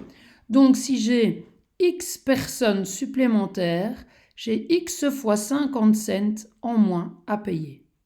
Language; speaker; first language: French; native; French